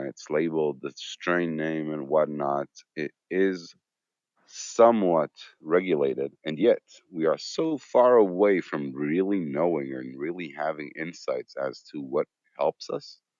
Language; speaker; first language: English; non-native, fluent; Hebrew